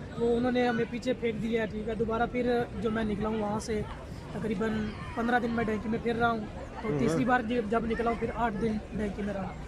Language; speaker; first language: Urdu; native; Urdu